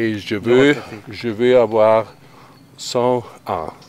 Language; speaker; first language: French; non-native, learner; German